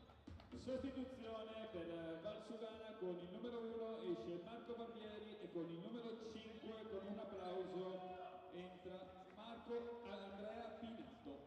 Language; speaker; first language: Italian; native; Italian